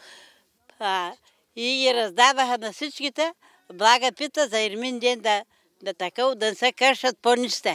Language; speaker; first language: Bulgarian; native; Bulgarian